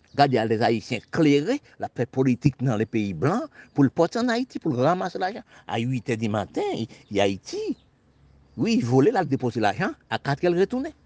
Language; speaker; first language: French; non-native, local second language; Haitian Creole